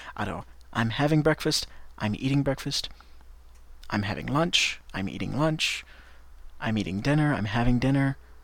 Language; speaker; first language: English; native; English